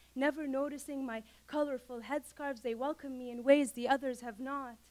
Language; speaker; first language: English; non-native, fluent; Arabic